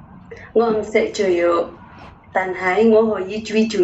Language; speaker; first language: Cantonese; non-native, learner; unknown